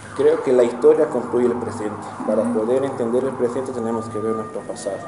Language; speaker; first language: Spanish; native; Spanish